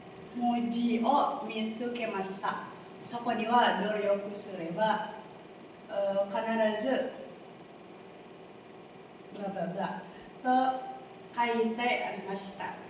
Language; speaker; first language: Japanese; non-native, learner; Indonesian